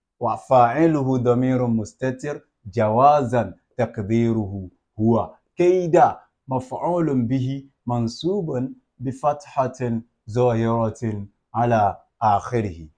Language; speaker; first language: Arabic; non-native, fluent; Yoruba